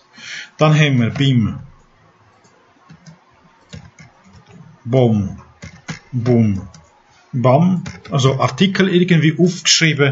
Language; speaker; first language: German; non-native, fluent; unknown